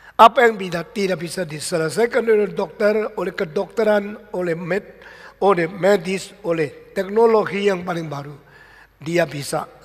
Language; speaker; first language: Indonesian; early bilingual, other home language; Min Nan Chinese